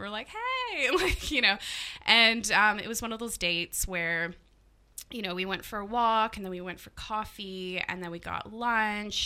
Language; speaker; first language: English; native; English